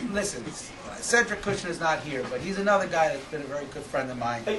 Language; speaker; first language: English; native; English